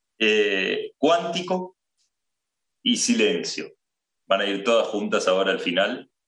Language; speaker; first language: Spanish; native; Spanish